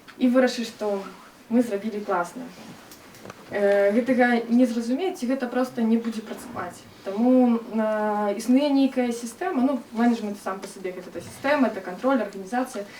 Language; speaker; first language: Belarusian; non-native, local second language; Russian